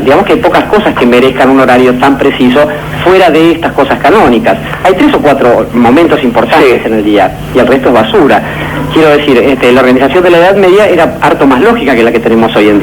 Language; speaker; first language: Spanish; native; Spanish